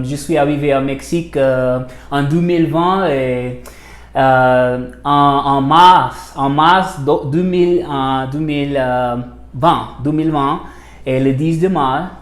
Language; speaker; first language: French; non-native, learner; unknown